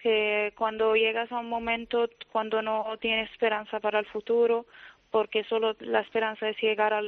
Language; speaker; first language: Spanish; non-native, fluent; Arabic